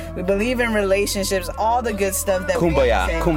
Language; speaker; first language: English; early bilingual, other home language; Spanish